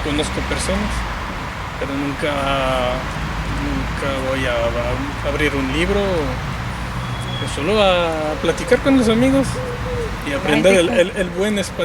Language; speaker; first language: Spanish; non-native, learner; French